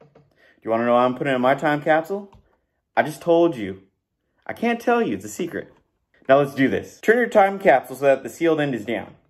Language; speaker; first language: English; native; English